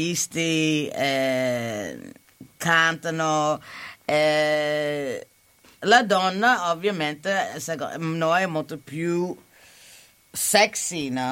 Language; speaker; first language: Italian; non-native, learner; English